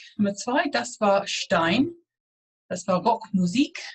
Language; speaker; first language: German; non-native, fluent; English